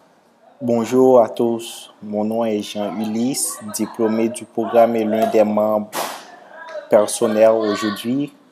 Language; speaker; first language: French; non-native, local second language; Haitian Creole